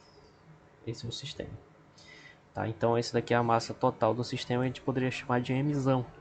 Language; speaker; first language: Portuguese; native; Portuguese